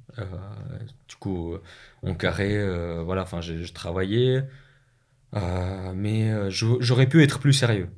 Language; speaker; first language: French; non-native, fluent; Russian